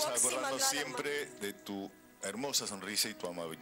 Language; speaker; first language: Spanish; native; Spanish